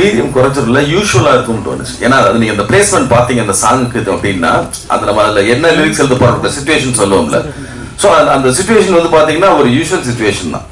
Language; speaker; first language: Tamil; native; Tamil